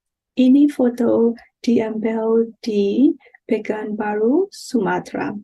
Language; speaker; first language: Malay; non-native, learner; Burmese